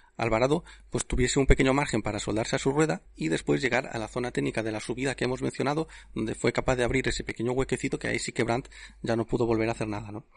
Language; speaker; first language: Spanish; native; Spanish